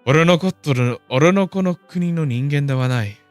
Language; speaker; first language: Japanese; non-native, learner; English